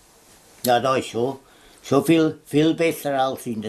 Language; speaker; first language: German; non-native, learner; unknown